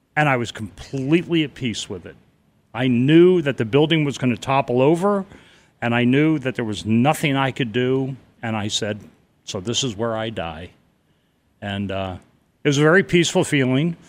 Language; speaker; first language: English; native; English